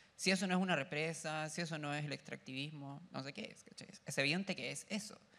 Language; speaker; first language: Spanish; native; Spanish